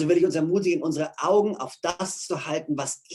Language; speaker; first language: German; native; German